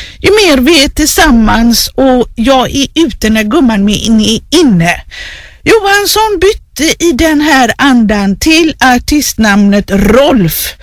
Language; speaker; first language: Swedish; native; Swedish